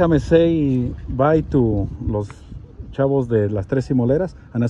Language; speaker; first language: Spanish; native; Spanish